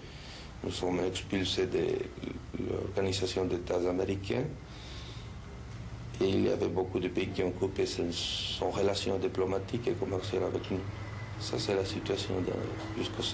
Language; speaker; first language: French; non-native, fluent; Spanish